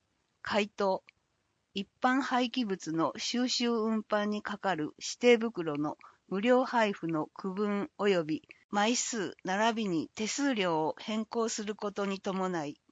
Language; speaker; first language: Japanese; native; Japanese